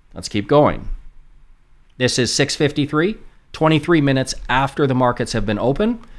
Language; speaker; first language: English; native; English